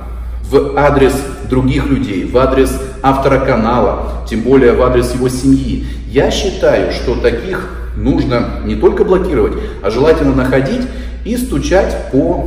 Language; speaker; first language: Russian; native; Russian